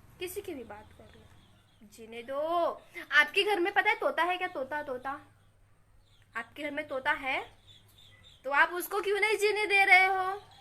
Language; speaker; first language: Hindi; non-native, local second language; Marathi